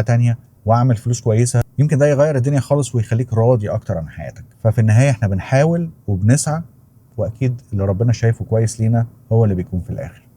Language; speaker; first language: Arabic; native; Arabic